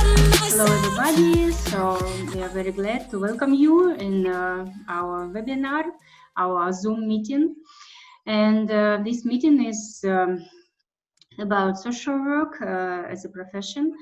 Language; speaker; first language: English; non-native, fluent; Russian